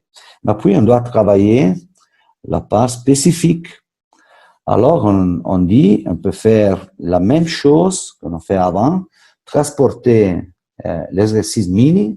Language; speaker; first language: French; non-native, fluent; Italian